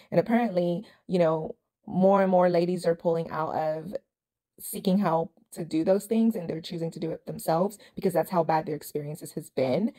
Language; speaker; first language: English; native; English